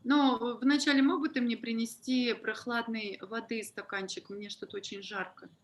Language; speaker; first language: Russian; native; Russian